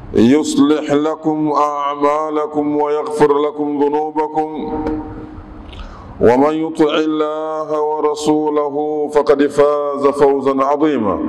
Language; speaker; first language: Arabic; non-native, fluent; Swahili